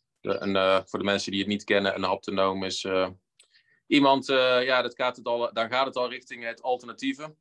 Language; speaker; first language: Dutch; native; Dutch